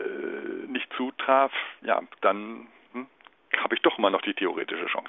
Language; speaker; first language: German; native; German